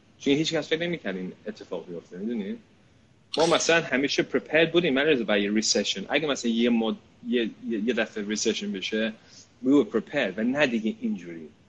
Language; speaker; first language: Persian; early bilingual, heritage; Persian